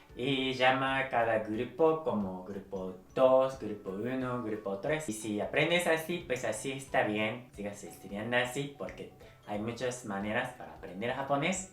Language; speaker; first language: Spanish; non-native, fluent; Japanese